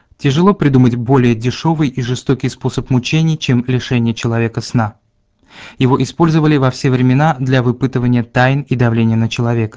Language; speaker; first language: Russian; native; Russian